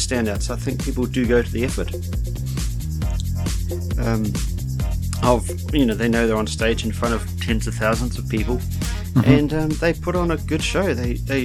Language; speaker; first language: English; native; English